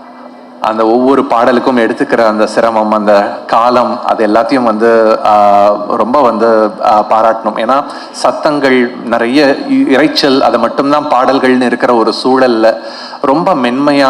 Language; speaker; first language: Tamil; native; Tamil